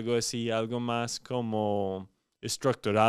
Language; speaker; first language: Spanish; non-native, fluent; English